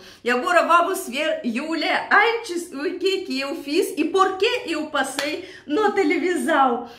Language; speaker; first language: Portuguese; non-native, fluent; Russian